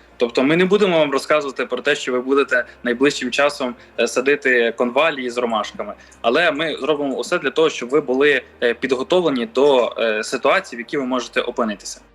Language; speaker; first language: Ukrainian; native; Ukrainian